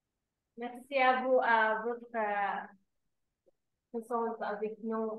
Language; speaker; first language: French; non-native, fluent; Arabic